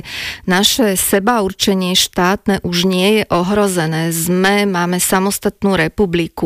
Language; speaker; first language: Slovak; native; Slovak